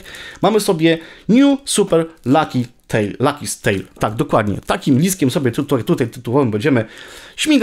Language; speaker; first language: Polish; native; Polish